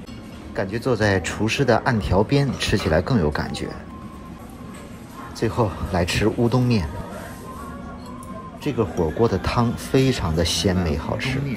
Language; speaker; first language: Chinese; native; Chinese